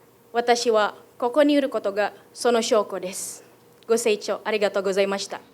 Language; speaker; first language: Japanese; non-native, fluent; Indonesian